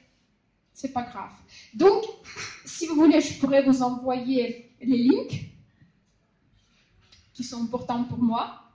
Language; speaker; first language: French; non-native, fluent; Russian